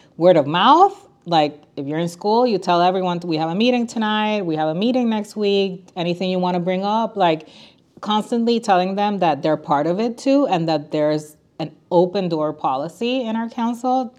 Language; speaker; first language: English; non-native, fluent; Spanish